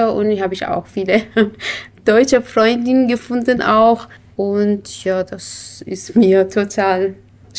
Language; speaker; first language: German; non-native, learner; Kurdish